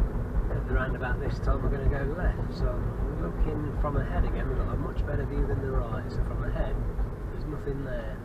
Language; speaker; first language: English; native; English